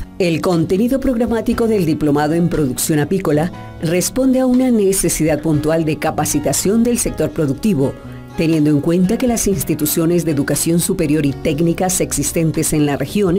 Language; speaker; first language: Spanish; native; Spanish